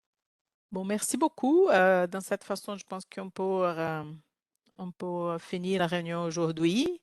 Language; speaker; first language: French; non-native, learner; Portuguese